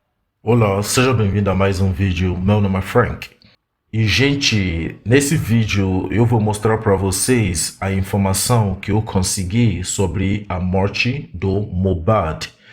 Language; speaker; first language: Portuguese; non-native, fluent; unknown